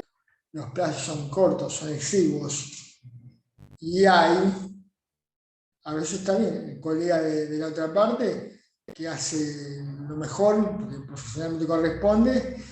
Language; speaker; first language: Spanish; native; Spanish